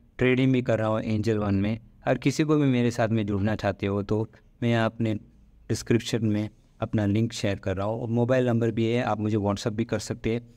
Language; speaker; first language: Hindi; non-native, local second language; Malayalam